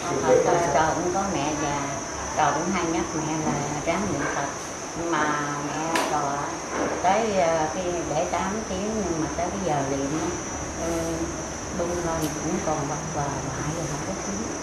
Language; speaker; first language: Vietnamese; native; Vietnamese